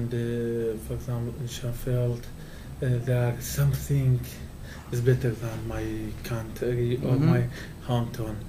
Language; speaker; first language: English; non-native, learner; Kurdish